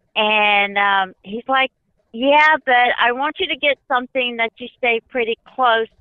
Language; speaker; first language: English; native; English